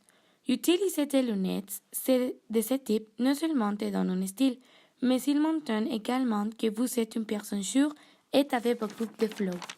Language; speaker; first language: French; non-native, learner; Spanish